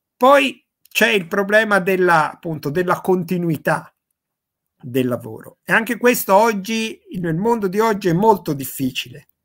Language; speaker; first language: Italian; native; Italian